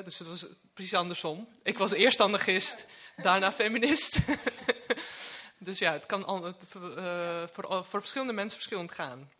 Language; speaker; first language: Dutch; non-native, fluent; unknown